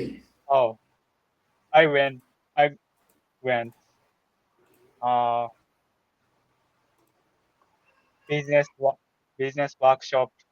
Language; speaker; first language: English; non-native, learner; Japanese